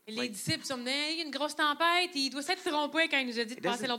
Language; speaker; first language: French; native; French